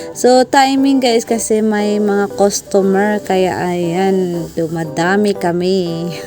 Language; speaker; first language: Filipino; non-native, local second language; Cebuano